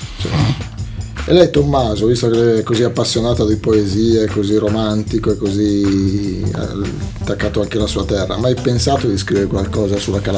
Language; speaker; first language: Italian; native; Italian